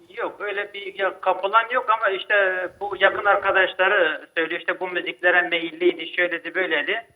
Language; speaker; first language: Turkish; native; Turkish